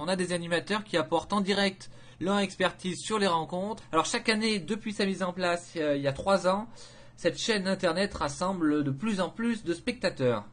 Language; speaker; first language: French; native; French